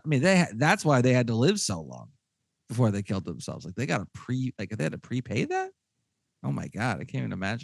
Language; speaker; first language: English; native; English